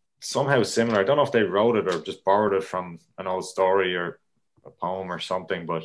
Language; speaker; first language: English; native; English